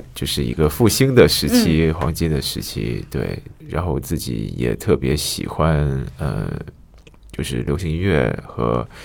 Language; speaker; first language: Chinese; native; Chinese